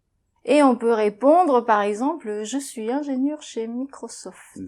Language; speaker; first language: French; native; French